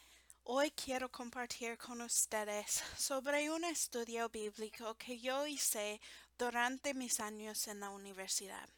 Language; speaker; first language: Spanish; non-native, fluent; English